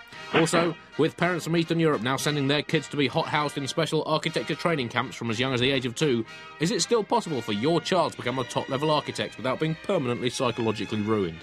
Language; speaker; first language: English; native; English